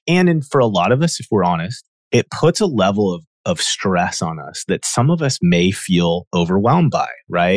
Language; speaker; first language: English; native; English